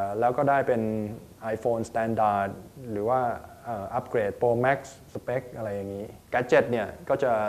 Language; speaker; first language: Thai; native; Thai